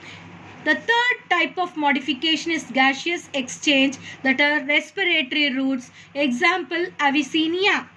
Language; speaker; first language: English; non-native, local second language; Tamil